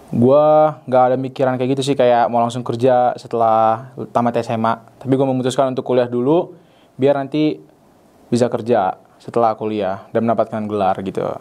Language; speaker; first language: Indonesian; native; Indonesian